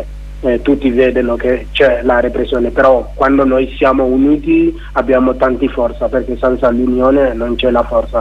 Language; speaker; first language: Italian; non-native, learner; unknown